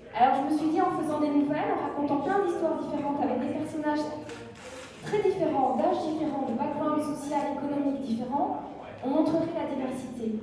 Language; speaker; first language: French; non-native, local second language; Kinyarwanda